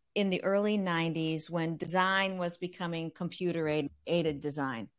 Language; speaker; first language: English; native; English